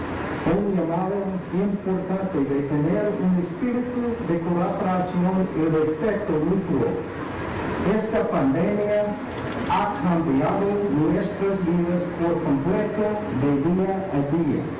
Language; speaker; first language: Spanish; non-native, fluent; English